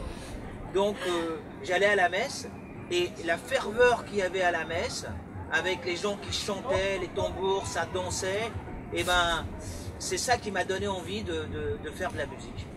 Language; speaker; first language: French; early bilingual, other home language; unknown